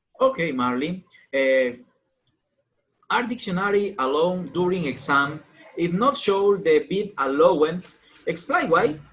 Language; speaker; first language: English; non-native, learner; Spanish